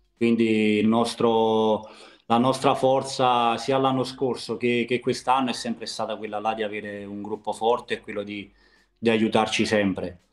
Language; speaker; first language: Italian; native; Italian